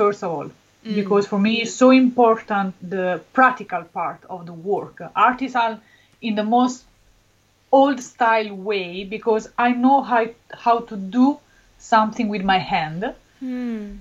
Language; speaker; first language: English; non-native, learner; Italian